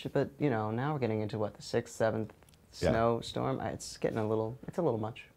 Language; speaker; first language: English; native; English